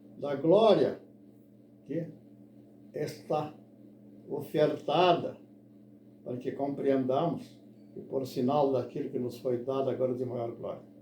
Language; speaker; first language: Portuguese; native; Portuguese